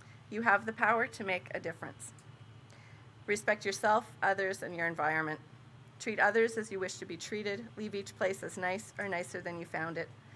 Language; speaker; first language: English; native; English